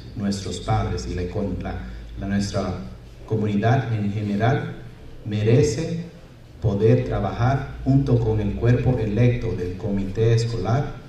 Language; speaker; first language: Spanish; early bilingual, other home language; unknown